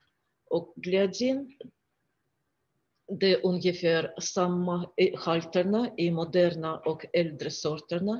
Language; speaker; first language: Swedish; non-native, fluent; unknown